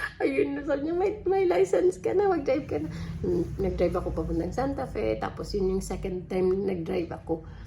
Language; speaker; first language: Filipino; non-native, local second language; Waray